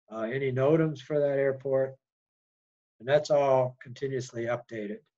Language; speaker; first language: English; native; English